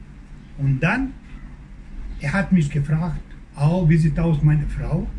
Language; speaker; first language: German; non-native, learner; Croatian